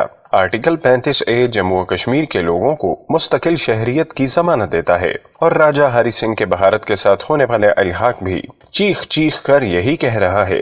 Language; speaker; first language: Urdu; native; Urdu